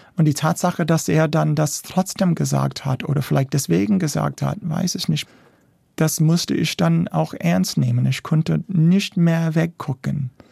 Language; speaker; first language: German; non-native, fluent; English